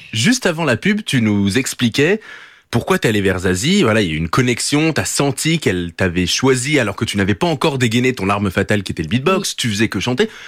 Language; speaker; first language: French; native; French